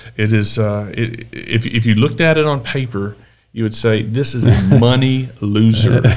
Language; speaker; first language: English; native; English